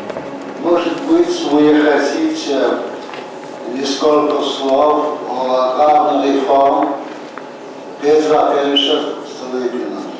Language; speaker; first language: Russian; early bilingual, heritage; Russian